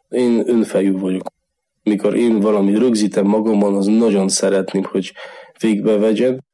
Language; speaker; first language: Hungarian; non-native, learner; Polish